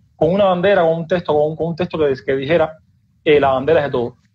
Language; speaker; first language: Spanish; native; Spanish